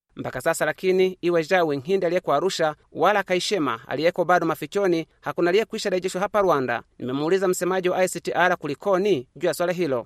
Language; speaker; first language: Swahili; non-native, local second language; Kinyarwanda